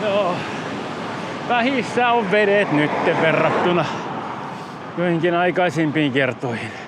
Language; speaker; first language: Finnish; native; Finnish